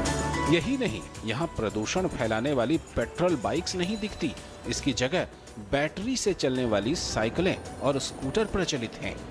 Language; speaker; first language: Hindi; native; Hindi